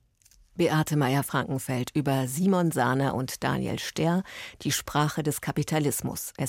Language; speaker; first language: German; native; German